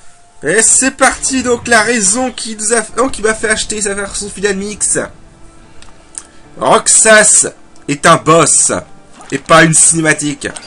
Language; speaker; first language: French; native; French